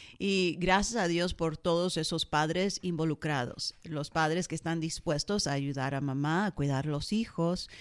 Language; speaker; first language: Spanish; early bilingual, heritage; Spanish